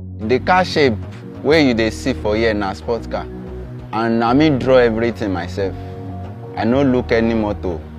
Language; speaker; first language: Nigerian Pidgin; non-native, local second language; Yoruba